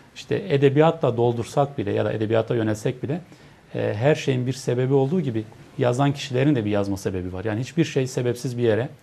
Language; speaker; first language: Turkish; native; Turkish